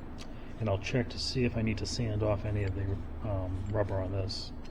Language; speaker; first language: English; native; English